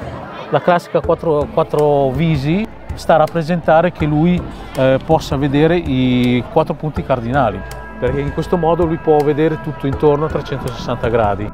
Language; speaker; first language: Italian; early bilingual, other home language; Khmer